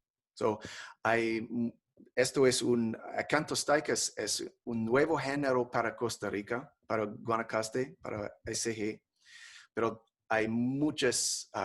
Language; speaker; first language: Spanish; non-native, fluent; English